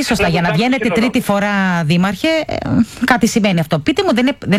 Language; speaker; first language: Greek; native; Greek